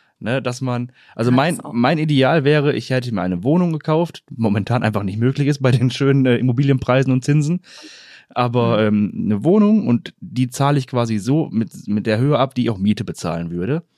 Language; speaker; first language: German; native; German